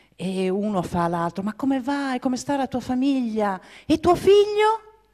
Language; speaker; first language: Italian; non-native, fluent; English